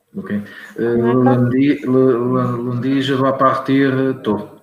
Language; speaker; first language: French; non-native, learner; Portuguese